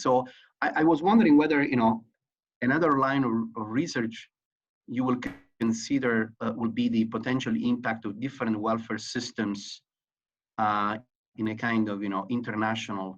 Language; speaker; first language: English; non-native, fluent; Italian